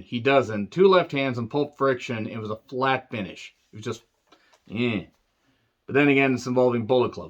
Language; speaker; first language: English; native; English